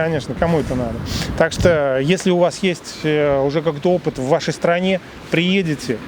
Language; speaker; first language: Russian; native; Russian